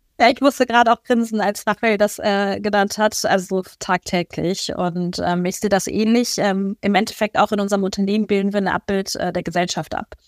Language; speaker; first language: German; early bilingual, other home language; Persian